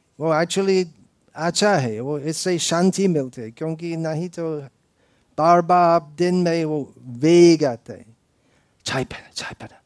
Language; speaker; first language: Hindi; non-native, fluent; English